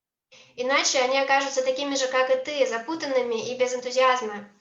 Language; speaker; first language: Russian; native; Russian